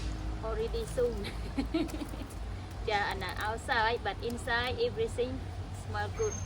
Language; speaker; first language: English; non-native, learner; Khmer